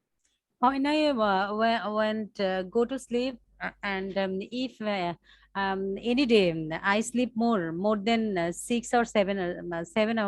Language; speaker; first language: English; non-native, learner; Bangla